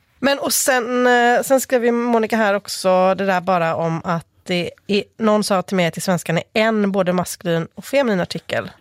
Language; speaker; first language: Swedish; native; Swedish